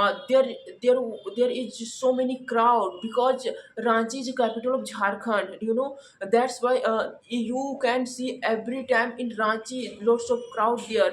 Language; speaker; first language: English; non-native, learner; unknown